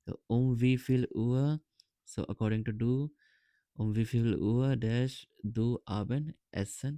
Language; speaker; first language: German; non-native, fluent; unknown